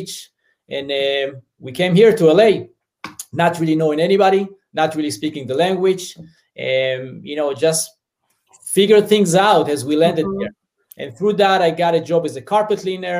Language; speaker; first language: English; non-native, fluent; Hebrew